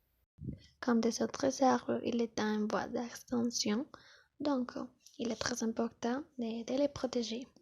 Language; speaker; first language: French; non-native, learner; Spanish